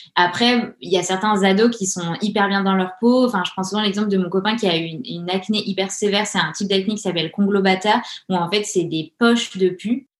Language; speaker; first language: French; native; French